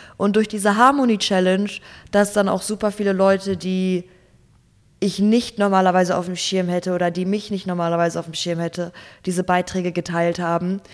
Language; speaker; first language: German; native; German